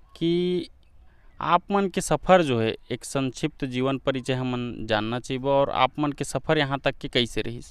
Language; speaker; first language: Hindi; native; Hindi